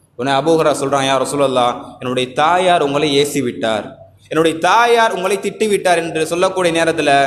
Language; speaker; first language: Tamil; native; Tamil